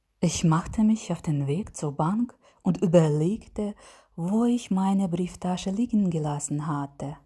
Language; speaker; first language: German; non-native, learner; Ukrainian